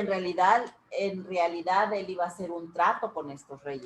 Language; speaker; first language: Spanish; native; Spanish